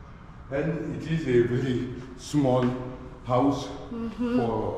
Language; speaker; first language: English; non-native, learner; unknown